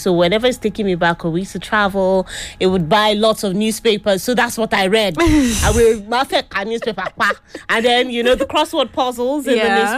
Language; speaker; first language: English; non-native, local second language; Yoruba